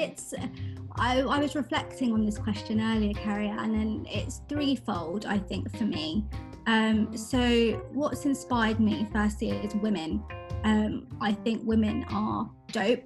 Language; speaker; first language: English; native; English